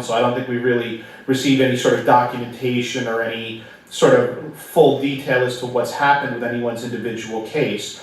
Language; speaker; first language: English; native; English